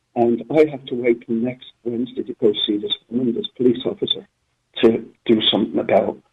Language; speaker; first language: English; native; English